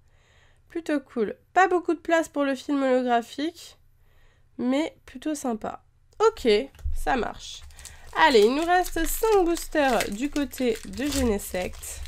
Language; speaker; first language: French; native; French